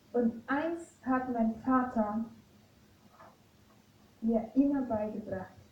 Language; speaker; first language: German; non-native, fluent; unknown